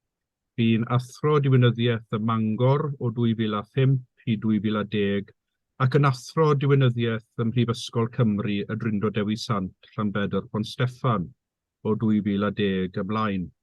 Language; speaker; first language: Welsh; native; Welsh